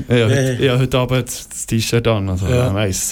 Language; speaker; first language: German; native; German